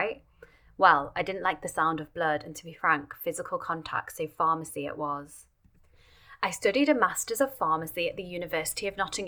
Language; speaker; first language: English; native; English